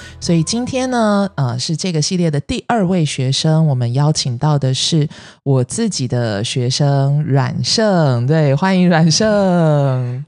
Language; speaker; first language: Chinese; native; Chinese